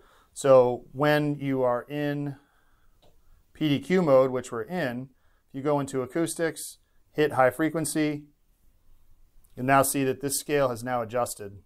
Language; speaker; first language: English; native; English